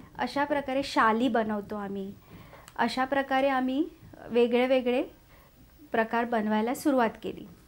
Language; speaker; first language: Marathi; native; Marathi